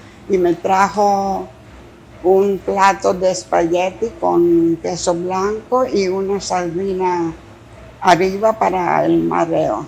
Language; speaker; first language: Spanish; non-native, fluent; Greek